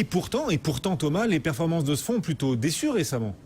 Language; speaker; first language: French; native; French